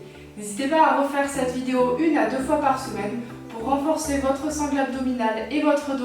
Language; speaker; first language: French; native; French